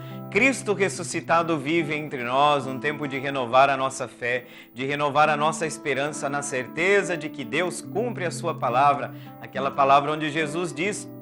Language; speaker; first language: Portuguese; native; Portuguese